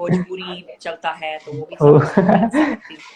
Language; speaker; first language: Hindi; non-native, fluent; English